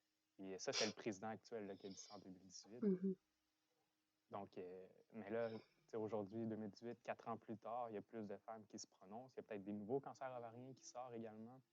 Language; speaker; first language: French; native; French